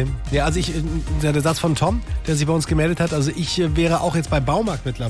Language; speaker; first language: German; native; German